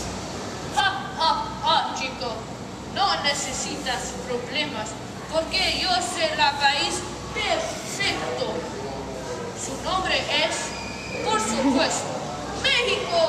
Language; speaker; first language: Spanish; non-native, learner; English